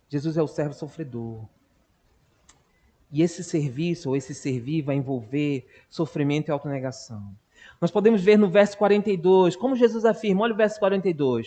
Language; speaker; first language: Portuguese; native; Portuguese